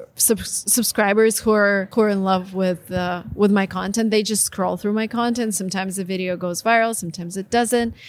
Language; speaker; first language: English; non-native, fluent; Russian